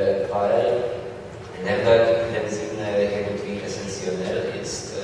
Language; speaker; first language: German; non-native, fluent; Ukrainian